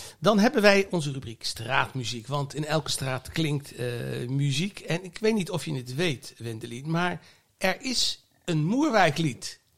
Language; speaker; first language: Dutch; native; Dutch